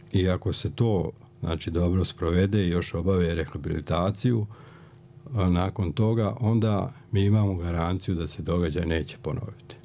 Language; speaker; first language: Croatian; native; Croatian